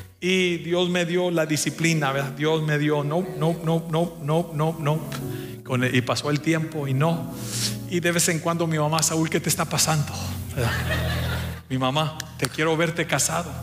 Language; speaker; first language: Spanish; early bilingual, heritage; Spanish